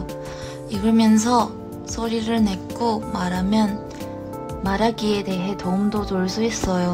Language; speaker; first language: Korean; non-native, learner; Chinese